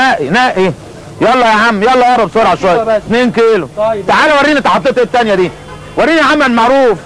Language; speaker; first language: Arabic; native; Arabic